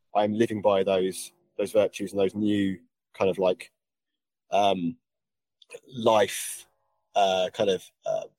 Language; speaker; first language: English; native; English